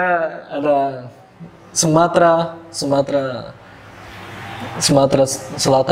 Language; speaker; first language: Indonesian; non-native, learner; Portuguese